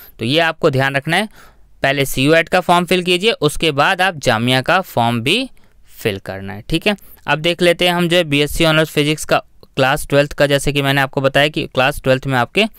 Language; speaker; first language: Hindi; native; Hindi